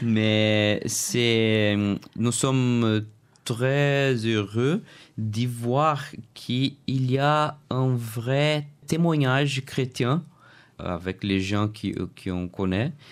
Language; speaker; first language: French; non-native, learner; Portuguese